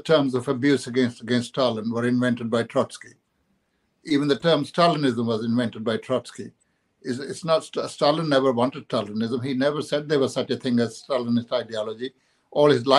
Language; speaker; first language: English; non-native, local second language; Punjabi